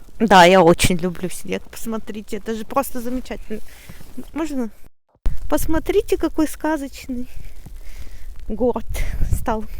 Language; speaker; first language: Russian; native; Russian